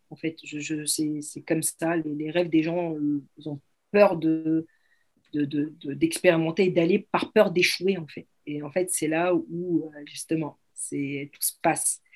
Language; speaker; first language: French; early bilingual, other home language; Arabic